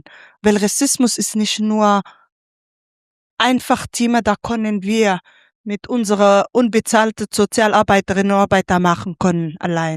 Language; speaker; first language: German; non-native, fluent; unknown